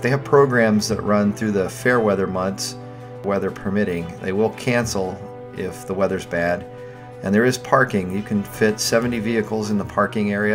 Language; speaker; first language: English; native; English